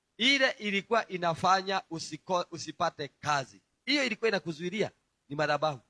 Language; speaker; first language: Swahili; non-native, local second language; Kikuyu